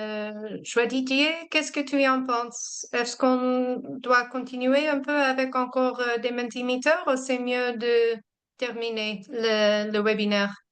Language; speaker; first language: French; non-native, fluent; English